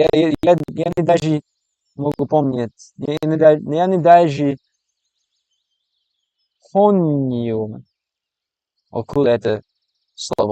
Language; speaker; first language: Russian; non-native, learner; English